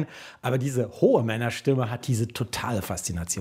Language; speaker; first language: German; native; German